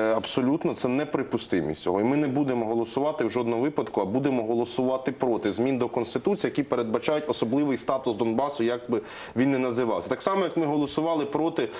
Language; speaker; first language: Ukrainian; native; Ukrainian